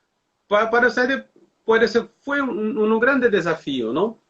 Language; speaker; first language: Spanish; non-native, learner; Portuguese